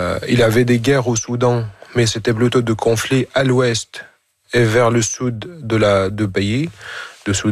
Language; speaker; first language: French; non-native, fluent; Arabic